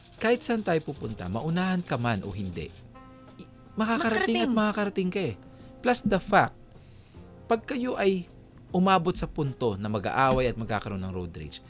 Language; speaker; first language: Filipino; native; Filipino